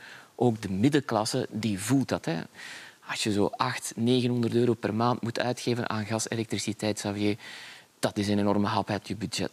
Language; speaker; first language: Dutch; native; Dutch